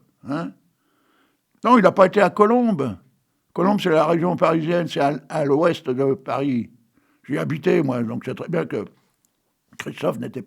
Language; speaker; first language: French; native; French